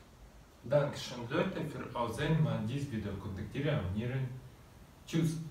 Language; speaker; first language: German; non-native, learner; Russian